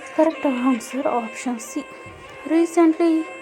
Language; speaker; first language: English; non-native, local second language; Kannada